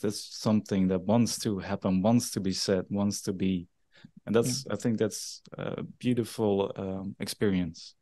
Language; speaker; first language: English; non-native, fluent; Dutch